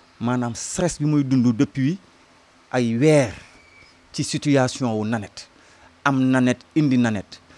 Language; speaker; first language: Wolof; native; Wolof